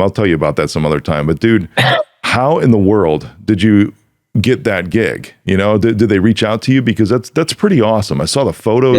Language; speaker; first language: English; native; English